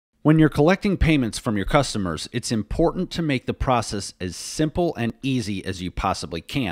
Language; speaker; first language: English; native; English